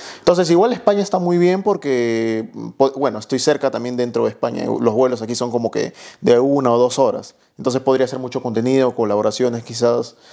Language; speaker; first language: Spanish; native; Spanish